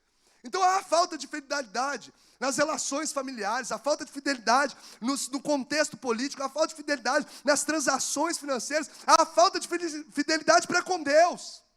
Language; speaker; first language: Portuguese; native; Portuguese